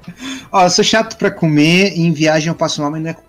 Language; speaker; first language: Portuguese; native; Portuguese